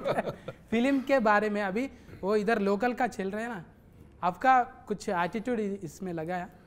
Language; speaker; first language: Hindi; non-native, local second language; Telugu